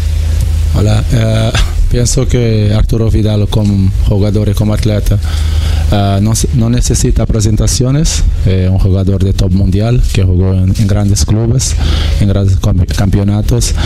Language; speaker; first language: Spanish; non-native, learner; Portuguese